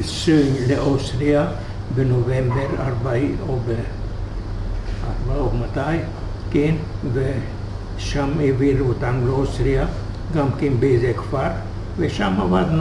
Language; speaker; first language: Hebrew; non-native, fluent; Hungarian